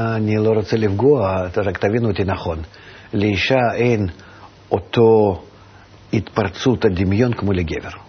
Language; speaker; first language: Hebrew; non-native, fluent; Russian